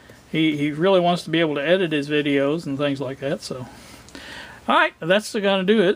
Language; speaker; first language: English; native; English